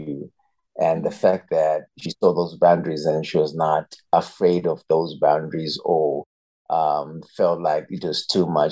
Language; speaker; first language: English; non-native, local second language; Shona